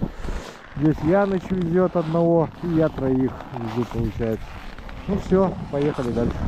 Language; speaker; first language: Russian; native; Russian